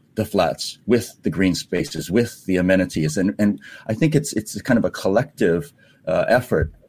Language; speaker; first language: English; native; English